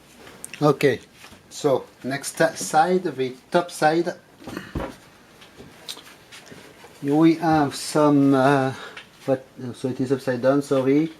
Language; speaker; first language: English; non-native, fluent; French